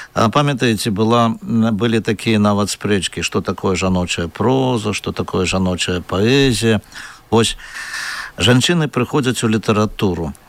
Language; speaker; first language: Belarusian; native; Belarusian